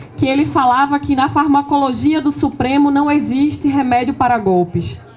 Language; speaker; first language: Portuguese; native; Portuguese